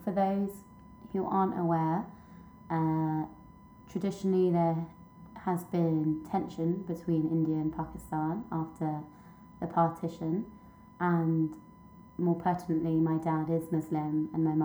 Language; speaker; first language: English; native; English